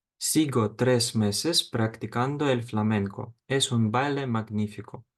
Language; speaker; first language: Spanish; non-native, fluent; Ukrainian